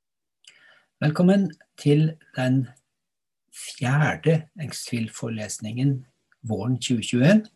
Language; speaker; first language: Norwegian; native; Norwegian